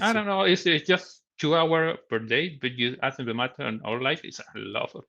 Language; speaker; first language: English; non-native, learner; Spanish